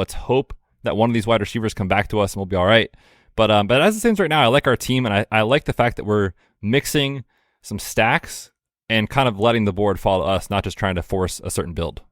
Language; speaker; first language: English; native; English